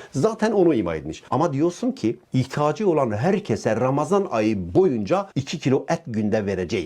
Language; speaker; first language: Turkish; non-native, local second language; Kurdish